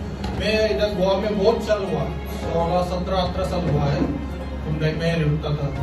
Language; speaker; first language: Hindi; non-native, local second language; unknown